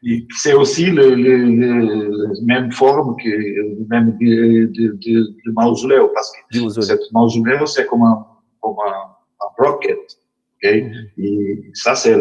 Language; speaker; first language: French; non-native, learner; Portuguese